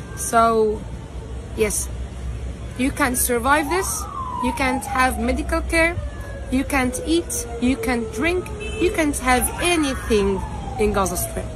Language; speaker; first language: English; non-native, fluent; Arabic